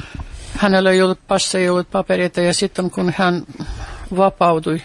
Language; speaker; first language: Finnish; non-native, fluent; Russian